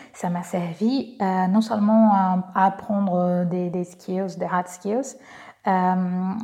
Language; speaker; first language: French; non-native, fluent; Portuguese